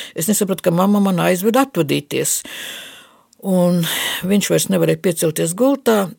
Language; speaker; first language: Latvian; non-native, local second language; Russian